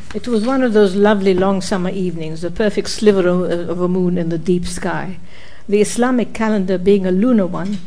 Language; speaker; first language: English; non-native, fluent; Arabic